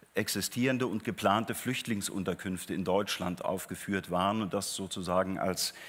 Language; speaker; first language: German; native; German